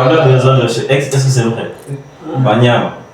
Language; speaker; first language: French; non-native, learner; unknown